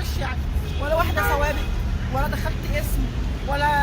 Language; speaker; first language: Arabic; native; Arabic